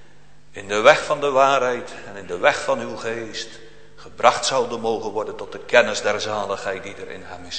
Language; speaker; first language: Dutch; native; Dutch